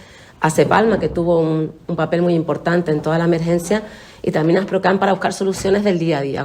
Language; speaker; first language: Spanish; native; Spanish